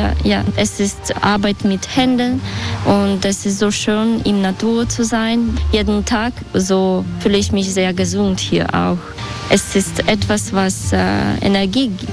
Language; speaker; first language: German; non-native, fluent; Russian